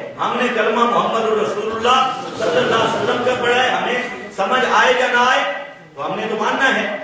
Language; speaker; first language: Urdu; non-native, local second language; Punjabi